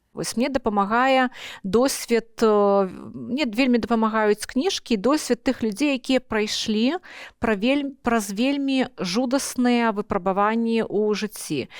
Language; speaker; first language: Belarusian; non-native, local second language; Russian